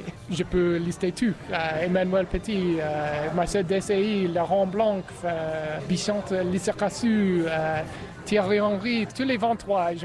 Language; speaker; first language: French; non-native, learner; English